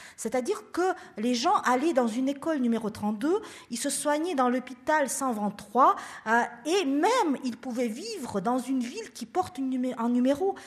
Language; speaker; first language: French; non-native, fluent; Russian